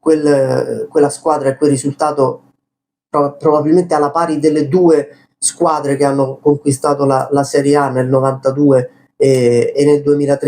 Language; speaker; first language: Italian; native; Italian